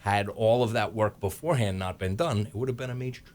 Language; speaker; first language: English; native; English